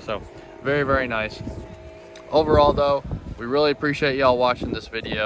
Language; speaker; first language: English; native; English